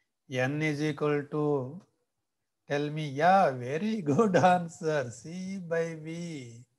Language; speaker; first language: English; non-native, local second language; Telugu